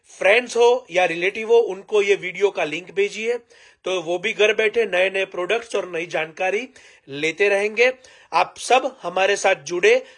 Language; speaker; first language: Hindi; non-native, local second language; Gujarati